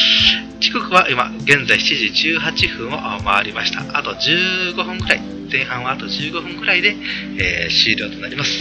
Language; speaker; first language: Japanese; native; Japanese